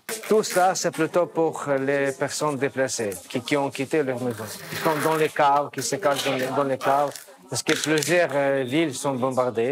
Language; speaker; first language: French; non-native, fluent; Ukrainian